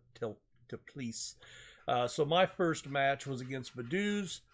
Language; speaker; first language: English; native; English